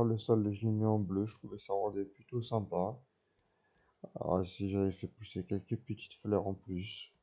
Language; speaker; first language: French; native; French